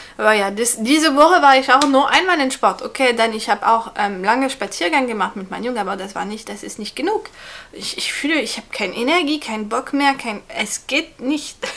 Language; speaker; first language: German; non-native, fluent; French